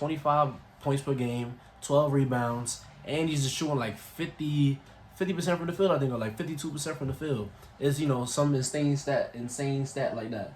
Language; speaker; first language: English; native; English